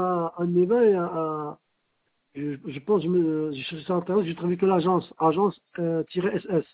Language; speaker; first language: French; non-native, fluent; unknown